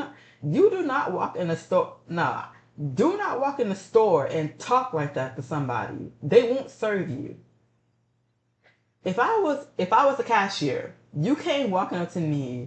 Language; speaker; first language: English; native; English